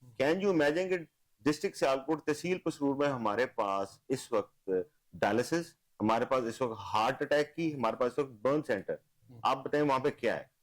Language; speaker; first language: Urdu; non-native, local second language; Punjabi